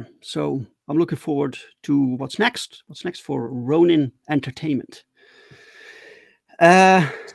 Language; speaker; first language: English; non-native, fluent; Dutch